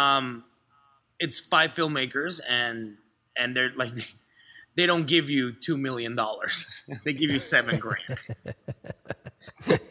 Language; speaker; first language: English; early bilingual, other home language; Spanish